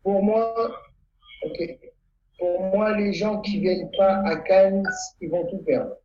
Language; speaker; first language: French; non-native, fluent; Italian